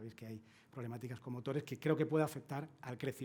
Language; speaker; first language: Spanish; native; Spanish